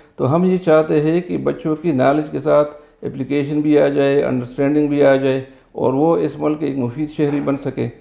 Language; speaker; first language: Urdu; non-native, local second language; Pashto